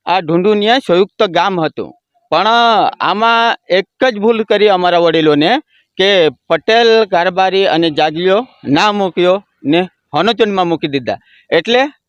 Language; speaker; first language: Gujarati; non-native, local second language; Kukna